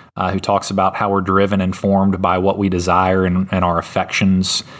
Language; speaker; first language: English; native; English